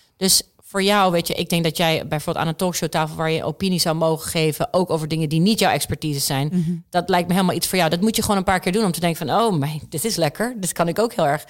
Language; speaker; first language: Dutch; early bilingual, other home language; Czech